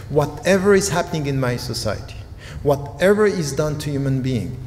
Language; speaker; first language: English; non-native, fluent; French